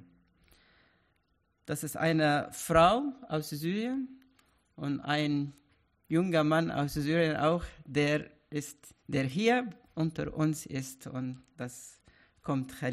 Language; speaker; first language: German; non-native, fluent; Arabic